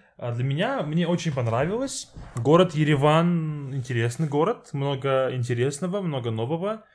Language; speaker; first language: Russian; native; Russian